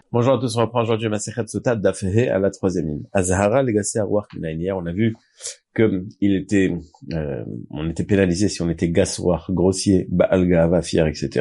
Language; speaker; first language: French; native; French